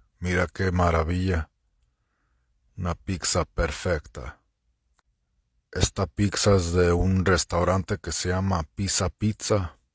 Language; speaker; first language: Spanish; early bilingual, heritage; Spanish